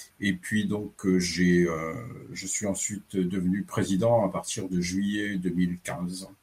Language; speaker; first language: French; native; French